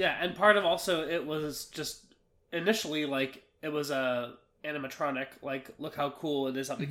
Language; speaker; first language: English; native; English